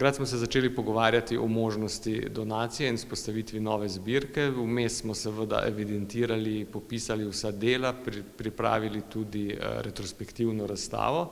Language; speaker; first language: Slovenian; native; Slovenian